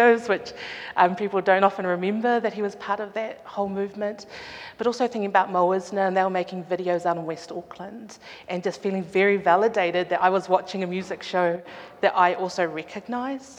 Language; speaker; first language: English; native; English